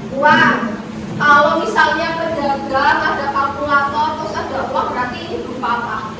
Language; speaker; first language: Indonesian; native; Indonesian